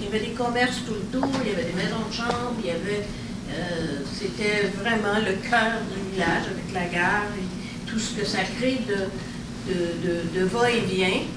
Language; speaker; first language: French; native; French